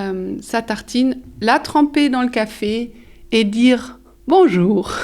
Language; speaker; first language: French; early bilingual, heritage; French